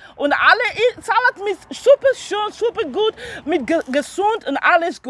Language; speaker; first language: German; non-native, learner; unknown